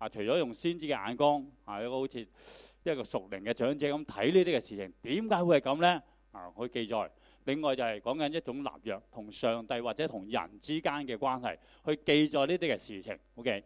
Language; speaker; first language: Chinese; non-native, local second language; Cantonese